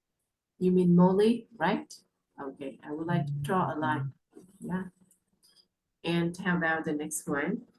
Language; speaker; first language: English; non-native, fluent; Vietnamese